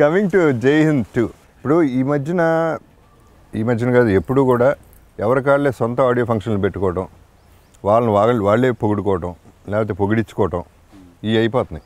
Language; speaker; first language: Telugu; native; Telugu